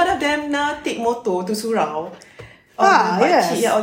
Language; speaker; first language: English; non-native, local second language; Malay